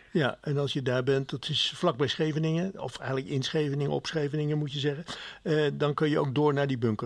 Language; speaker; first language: Dutch; native; Dutch